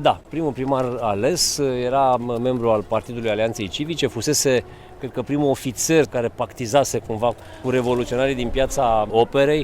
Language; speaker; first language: Romanian; native; Romanian